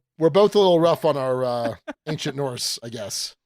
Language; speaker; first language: English; native; English